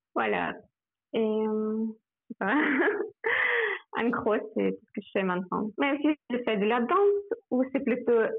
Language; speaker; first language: French; non-native, fluent; Russian